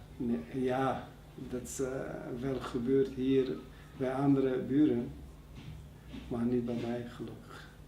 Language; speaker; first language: Dutch; non-native, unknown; Persian